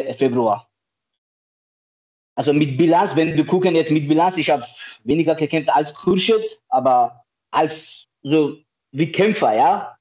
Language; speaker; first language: German; non-native, learner; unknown